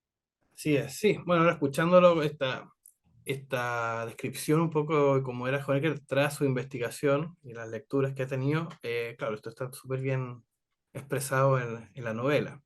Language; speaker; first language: Spanish; native; Spanish